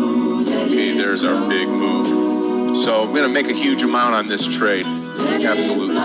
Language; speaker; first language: English; native; English